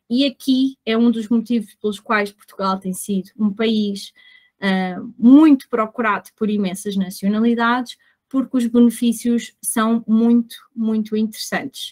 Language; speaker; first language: Portuguese; native; Portuguese